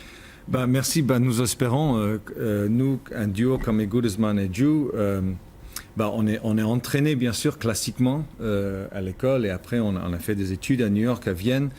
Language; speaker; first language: French; non-native, fluent; English